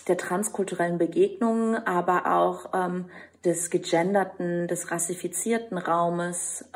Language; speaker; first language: German; non-native, fluent; Albanian